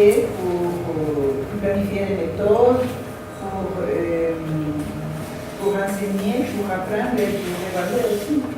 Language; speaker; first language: French; non-native, fluent; Spanish